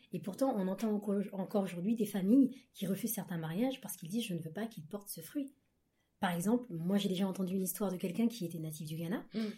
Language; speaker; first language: French; native; French